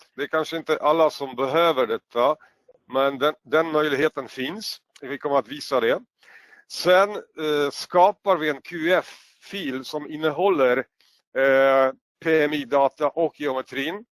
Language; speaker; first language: Swedish; non-native, fluent; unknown